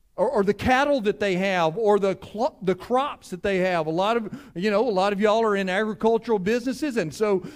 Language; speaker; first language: English; native; English